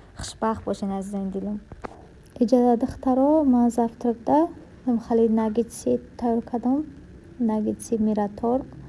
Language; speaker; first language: Tajik; native; Tajik